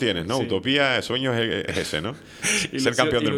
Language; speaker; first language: Spanish; native; Spanish